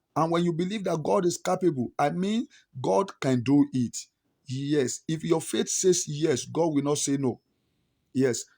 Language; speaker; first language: English; non-native, local second language; Yoruba